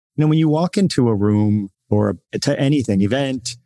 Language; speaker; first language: English; native; English